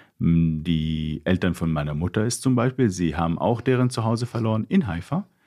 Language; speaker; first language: German; non-native, fluent; Arabic